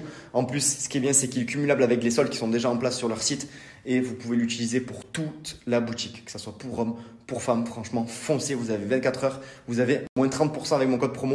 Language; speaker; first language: French; native; French